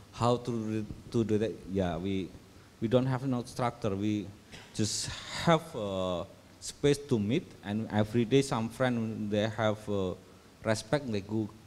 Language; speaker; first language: English; non-native, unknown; Indonesian